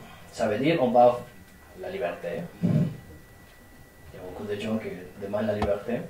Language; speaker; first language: French; non-native, fluent; Spanish